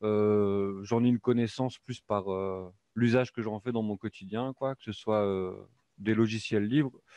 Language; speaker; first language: French; native; French